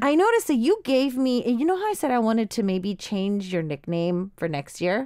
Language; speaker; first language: English; early bilingual, other home language; Korean